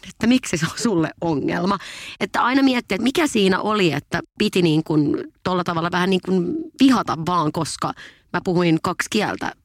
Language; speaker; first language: Finnish; non-native, local second language; Swedish